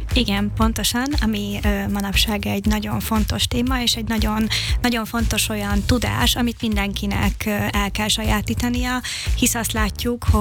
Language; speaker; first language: Hungarian; native; Hungarian